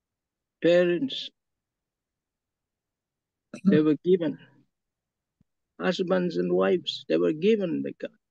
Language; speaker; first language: English; non-native, local second language; Filipino